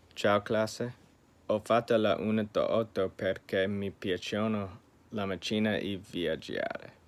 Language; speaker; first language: Italian; non-native, learner; English